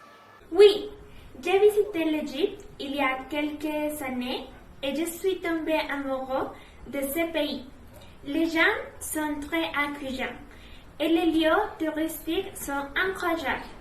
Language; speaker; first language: French; non-native, learner; Spanish